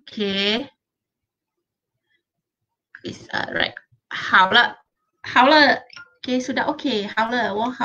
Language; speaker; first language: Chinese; non-native, local second language; Malay